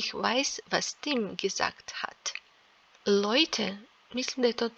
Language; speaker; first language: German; non-native, fluent; Serbian